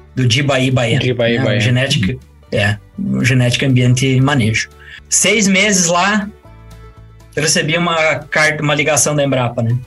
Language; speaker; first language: Portuguese; native; Portuguese